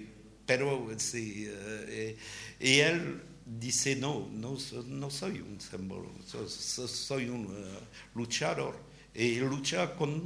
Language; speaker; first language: Spanish; non-native, learner; French